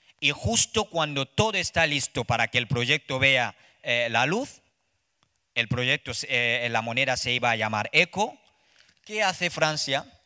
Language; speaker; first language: Spanish; non-native, fluent; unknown